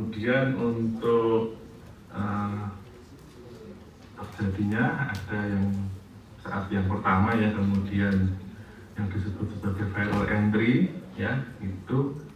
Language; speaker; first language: Indonesian; native; Indonesian